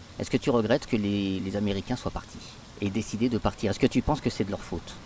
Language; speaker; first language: French; native; French